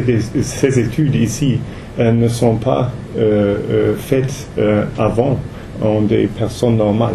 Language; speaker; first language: French; non-native, learner; English